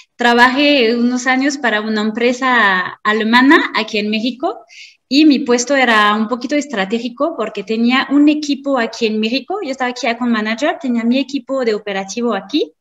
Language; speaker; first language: Spanish; non-native, fluent; French